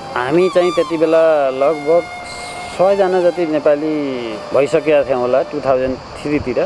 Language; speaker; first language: Nepali; native; Nepali